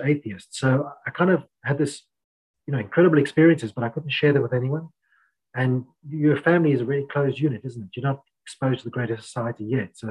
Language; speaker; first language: English; native; English